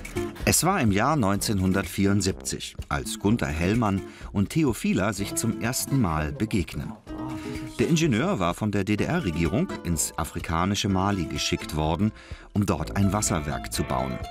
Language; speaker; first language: German; native; German